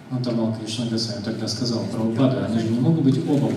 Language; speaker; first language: Russian; native; Russian